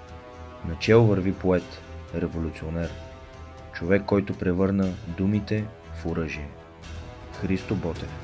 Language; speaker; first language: Bulgarian; native; Bulgarian